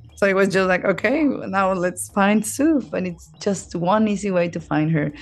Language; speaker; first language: English; non-native, fluent; Spanish